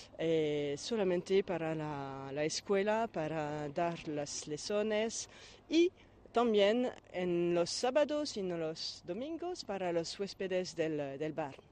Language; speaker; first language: Spanish; non-native, fluent; French